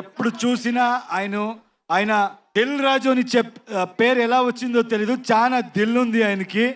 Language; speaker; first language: Telugu; non-native, fluent; Kannada